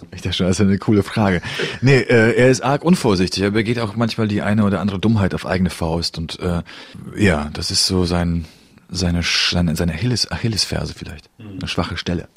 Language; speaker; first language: German; early bilingual, other home language; Polish